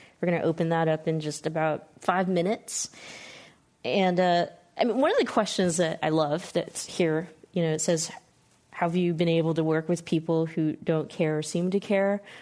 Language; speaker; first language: English; native; English